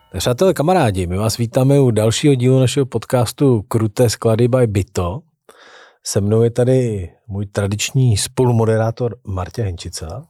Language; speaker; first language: Czech; native; Czech